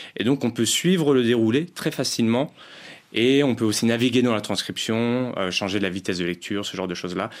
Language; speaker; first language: French; native; French